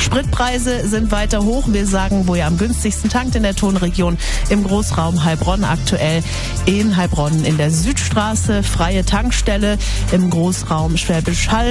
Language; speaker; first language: German; native; German